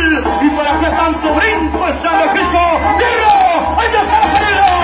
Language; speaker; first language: Spanish; native; Spanish